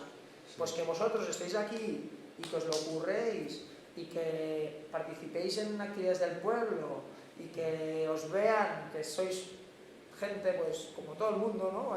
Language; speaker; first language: Spanish; native; Spanish